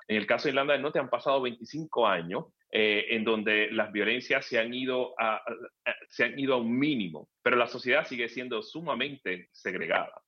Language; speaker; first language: Spanish; native; Spanish